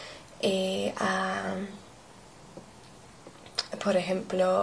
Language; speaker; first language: Spanish; non-native, learner; English